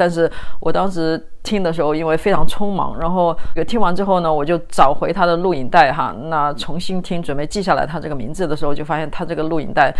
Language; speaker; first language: Chinese; native; Chinese